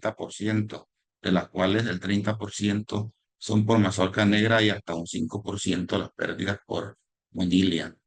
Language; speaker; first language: Spanish; native; Spanish